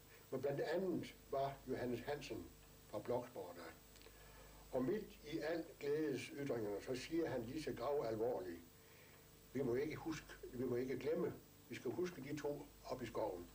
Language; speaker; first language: Danish; native; Danish